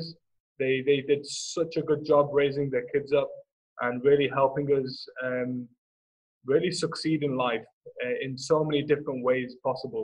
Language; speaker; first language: English; native; English